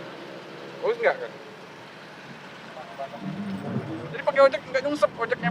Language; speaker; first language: Indonesian; native; Indonesian